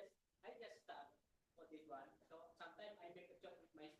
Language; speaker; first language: English; non-native, learner; Indonesian